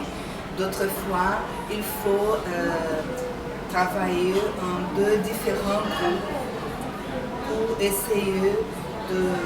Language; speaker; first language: French; non-native, fluent; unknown